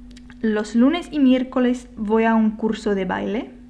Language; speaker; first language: Spanish; non-native, fluent; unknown